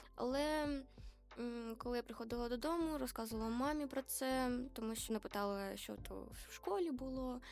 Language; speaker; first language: Ukrainian; non-native, local second language; Romanian